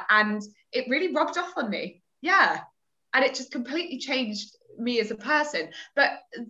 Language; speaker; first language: English; native; English